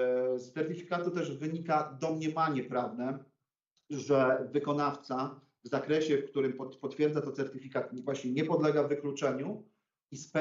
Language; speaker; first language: Polish; native; Polish